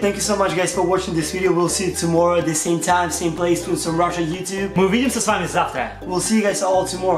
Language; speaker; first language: English; non-native, fluent; Russian